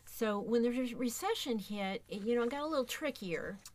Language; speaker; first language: English; native; English